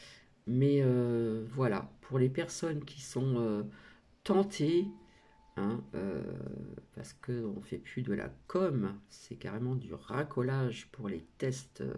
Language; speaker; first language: French; native; French